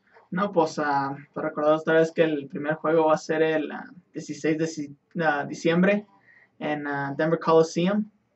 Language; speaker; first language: Spanish; native; Spanish